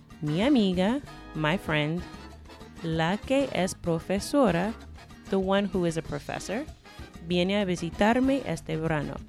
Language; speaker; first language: Spanish; non-native, fluent; English